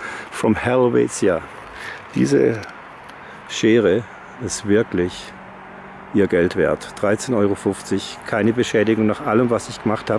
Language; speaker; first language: German; native; German